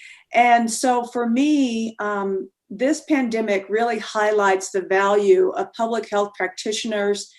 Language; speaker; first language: English; native; English